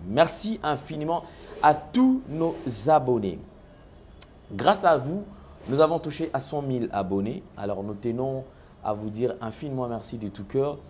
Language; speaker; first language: French; non-native, local second language; Lingala